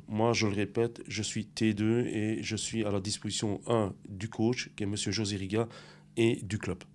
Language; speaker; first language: French; native; French